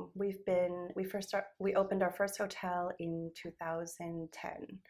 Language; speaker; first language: English; native; English